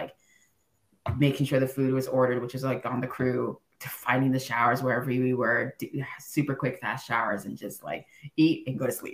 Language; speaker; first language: English; native; English